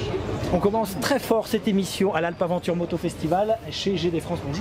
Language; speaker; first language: French; native; French